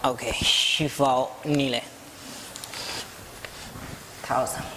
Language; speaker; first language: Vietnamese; non-native, learner; Hindi